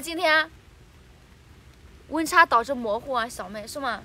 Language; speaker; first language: Chinese; native; Chinese